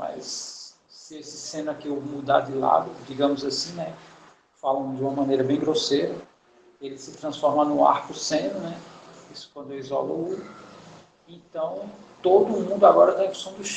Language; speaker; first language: Portuguese; native; Portuguese